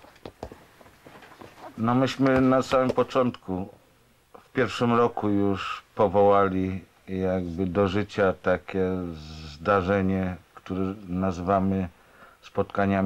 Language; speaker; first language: Polish; native; Polish